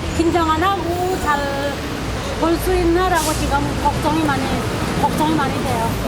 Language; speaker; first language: Korean; non-native, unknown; Sherpa